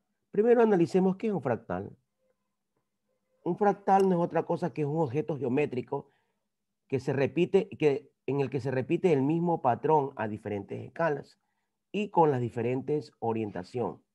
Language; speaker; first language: Spanish; native; Spanish